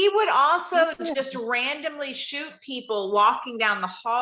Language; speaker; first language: English; native; English